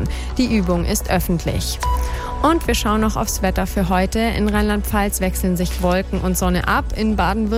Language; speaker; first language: German; native; German